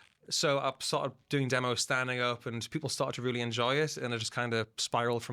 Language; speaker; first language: English; native; English